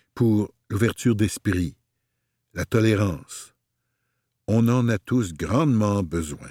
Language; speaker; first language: French; native; French